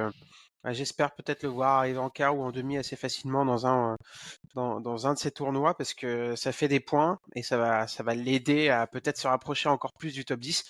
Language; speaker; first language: French; native; French